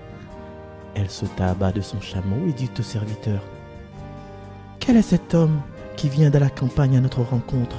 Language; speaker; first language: French; non-native, local second language; Malagasy